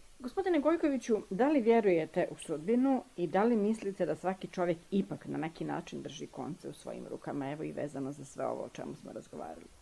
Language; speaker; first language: Serbian; native; Serbian